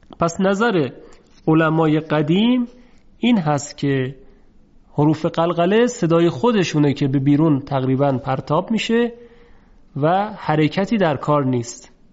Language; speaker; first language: Persian; native; Persian